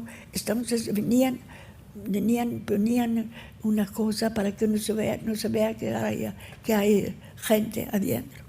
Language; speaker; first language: Spanish; early bilingual, heritage; Ladino